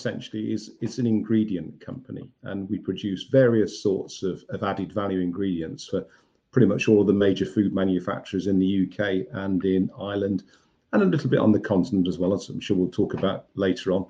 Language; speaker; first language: English; native; English